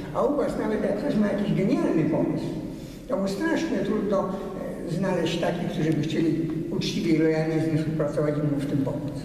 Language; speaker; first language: Polish; early bilingual, heritage; Polish